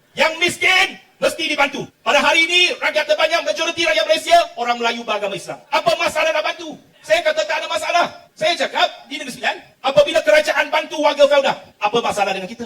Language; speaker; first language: Malay; non-native, local second language; Chinese